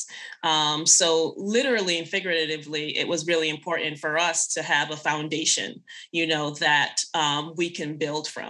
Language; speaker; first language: English; native; English